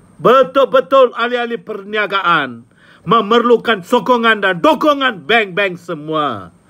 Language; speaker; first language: Malay; non-native, local second language; Tamil